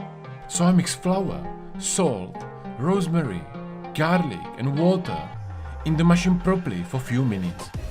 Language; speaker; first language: English; non-native, fluent; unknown